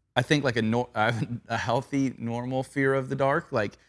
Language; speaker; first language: English; native; English